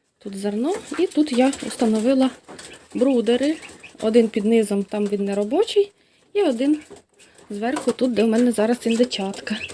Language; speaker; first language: Ukrainian; non-native, local second language; Russian